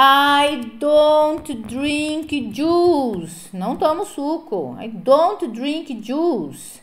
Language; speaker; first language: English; non-native, fluent; Portuguese